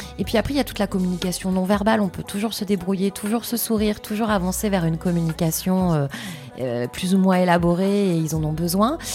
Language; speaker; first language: French; native; French